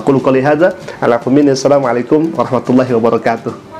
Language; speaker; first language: Indonesian; native; Indonesian